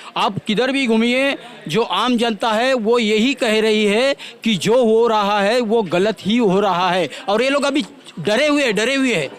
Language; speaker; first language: Hindi; non-native, local second language; Marathi